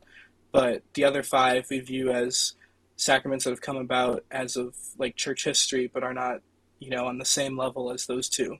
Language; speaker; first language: English; native; English